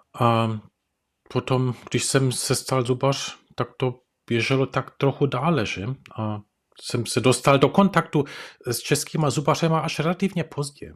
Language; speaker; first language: Czech; early bilingual, heritage; Czech